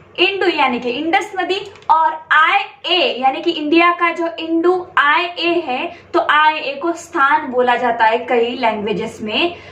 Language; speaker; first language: Hindi; non-native, local second language; Marathi